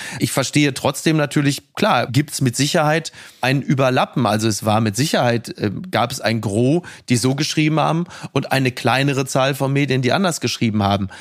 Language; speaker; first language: German; native; German